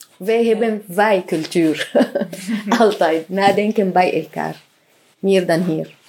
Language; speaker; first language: Dutch; non-native, learner; Arabic